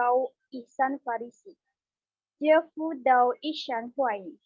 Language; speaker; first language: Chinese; non-native, learner; Indonesian